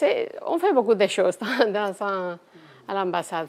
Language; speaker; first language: French; non-native, fluent; Spanish